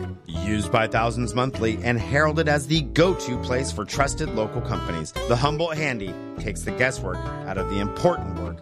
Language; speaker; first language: English; native; English